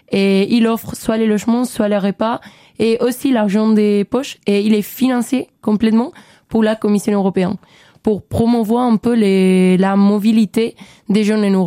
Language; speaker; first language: French; non-native, learner; Spanish